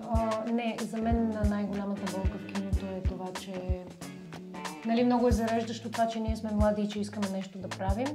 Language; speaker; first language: Bulgarian; native; Bulgarian